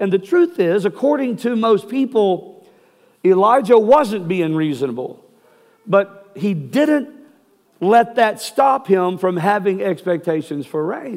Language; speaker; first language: English; native; English